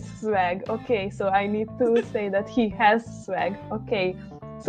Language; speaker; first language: English; non-native, fluent; Hungarian